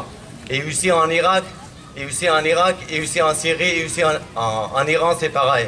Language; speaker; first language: French; non-native, fluent; Kurdish